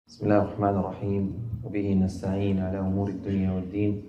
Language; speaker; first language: Arabic; native; Arabic